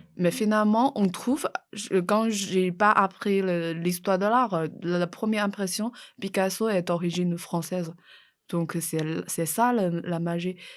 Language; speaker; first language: French; non-native, fluent; Chinese